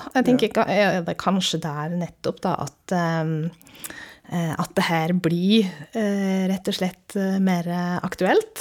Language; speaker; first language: Norwegian; native; Norwegian